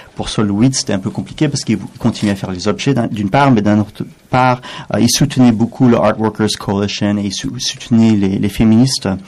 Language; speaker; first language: French; non-native, fluent; English